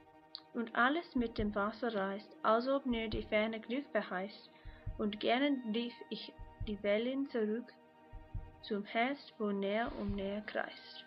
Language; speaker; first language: German; non-native, learner; English